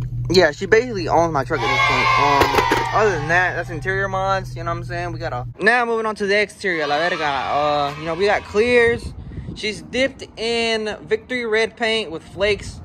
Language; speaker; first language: English; early bilingual, other home language; Spanish